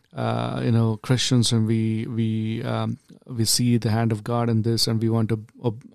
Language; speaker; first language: English; non-native, local second language; Kannada